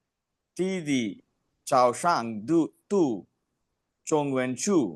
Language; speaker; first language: Chinese; non-native, learner; Tamil